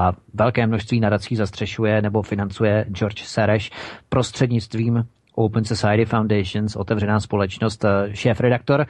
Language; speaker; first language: Czech; native; Czech